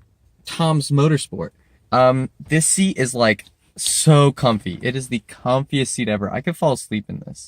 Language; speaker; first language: English; native; English